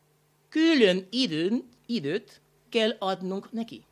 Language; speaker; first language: Hungarian; non-native, learner; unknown